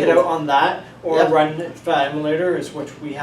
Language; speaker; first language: English; native; English